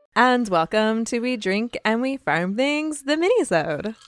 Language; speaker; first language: English; native; English